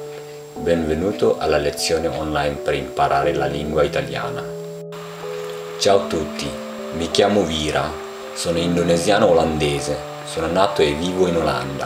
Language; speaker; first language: Italian; non-native, learner; Dutch